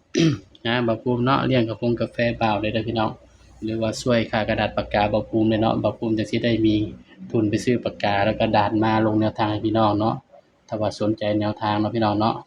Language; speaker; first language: Thai; non-native, local second language; Lao